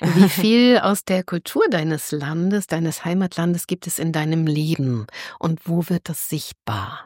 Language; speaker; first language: German; native; German